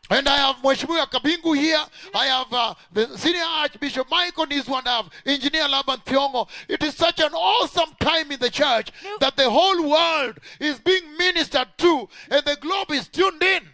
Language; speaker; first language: English; non-native, local second language; Luo (Kenya and Tanzania)